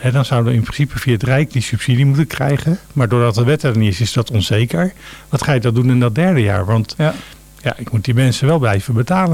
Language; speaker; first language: Dutch; native; Dutch